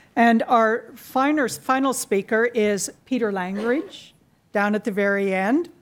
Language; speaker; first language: English; native; English